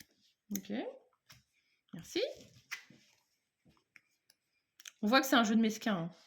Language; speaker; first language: French; native; French